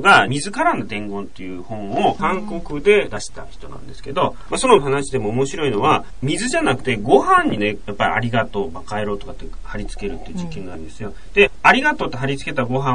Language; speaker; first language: Japanese; native; Japanese